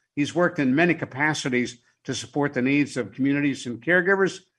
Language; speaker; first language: English; native; English